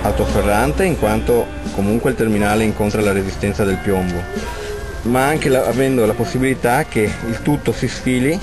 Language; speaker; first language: Italian; native; Italian